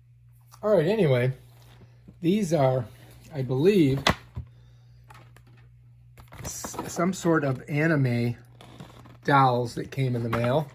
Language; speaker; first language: English; native; English